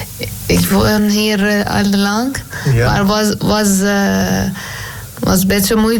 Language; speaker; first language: Dutch; non-native, learner; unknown